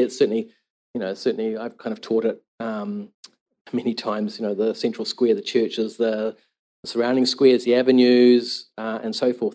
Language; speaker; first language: English; native; English